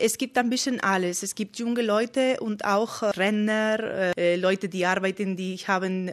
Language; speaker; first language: German; non-native, fluent; Spanish